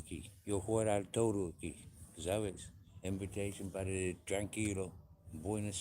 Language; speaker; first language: Spanish; non-native, learner; English